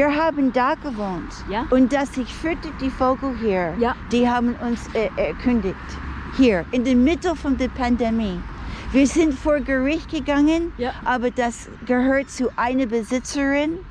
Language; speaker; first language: German; non-native, fluent; English